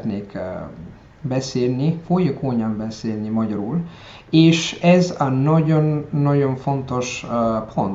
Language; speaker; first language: Hungarian; non-native, learner; Italian